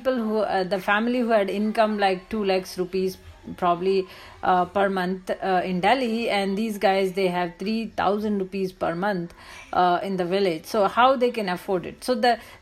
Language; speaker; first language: English; non-native, local second language; Hindi